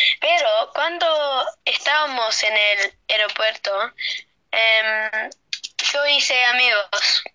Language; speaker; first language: Spanish; early bilingual, heritage; Spanish